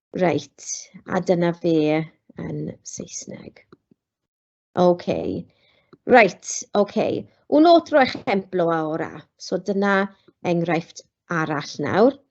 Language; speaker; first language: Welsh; non-native, local second language; English